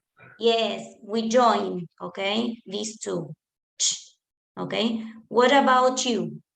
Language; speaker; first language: English; non-native, fluent; Spanish